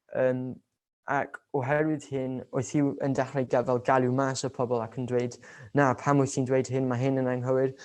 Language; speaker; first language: Welsh; non-native, local second language; English